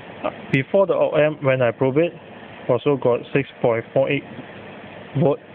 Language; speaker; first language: English; non-native, local second language; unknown